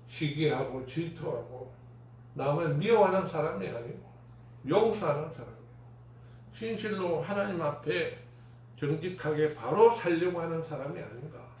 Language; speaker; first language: Korean; native; Korean